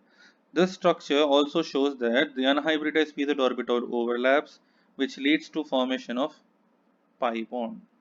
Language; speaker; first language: English; non-native, local second language; Hindi